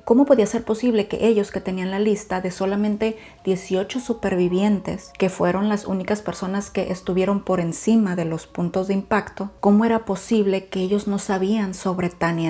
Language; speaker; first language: Spanish; native; Spanish